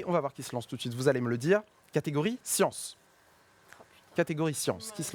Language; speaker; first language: French; native; French